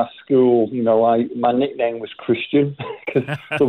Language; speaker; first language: English; native; English